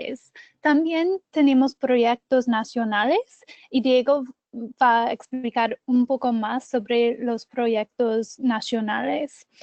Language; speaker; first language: Spanish; non-native, learner; English